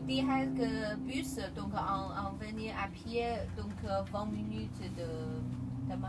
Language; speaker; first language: French; non-native, learner; Chinese